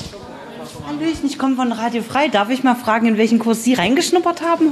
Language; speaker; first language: German; native; German